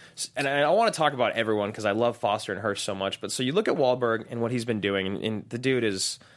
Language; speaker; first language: English; native; English